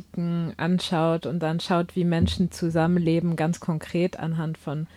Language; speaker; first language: German; early bilingual, other home language; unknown